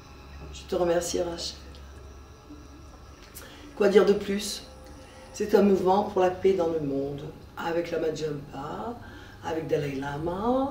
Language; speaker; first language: French; native; French